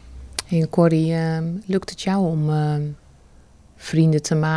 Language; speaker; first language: Dutch; native; Dutch